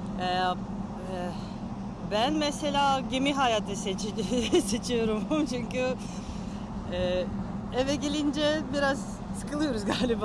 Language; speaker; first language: Turkish; non-native, learner; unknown